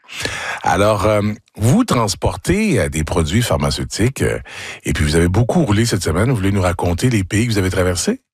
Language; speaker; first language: French; native; French